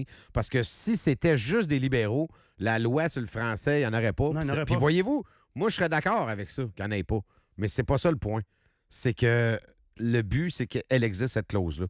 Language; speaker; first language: French; native; French